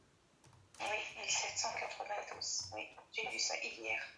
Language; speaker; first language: French; non-native, fluent; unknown